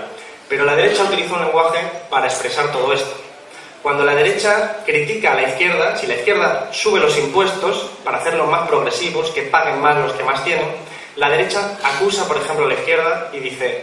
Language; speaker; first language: Spanish; native; Spanish